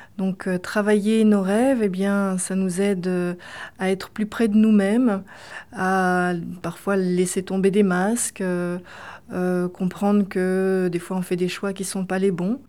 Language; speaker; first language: French; native; French